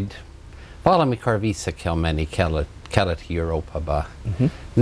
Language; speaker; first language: Hungarian; non-native, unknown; English